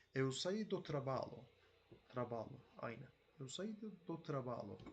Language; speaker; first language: Portuguese; non-native, learner; Turkish